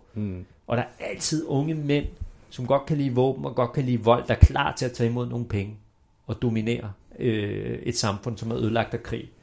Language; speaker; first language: Danish; early bilingual, other home language; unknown